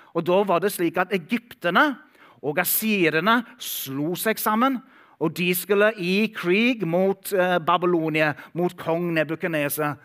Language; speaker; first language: Norwegian; non-native, fluent; English